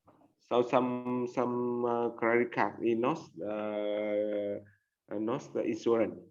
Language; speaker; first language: English; non-native, learner; Vietnamese